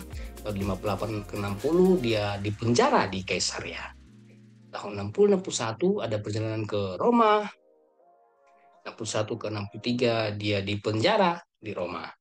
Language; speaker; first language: Indonesian; native; Indonesian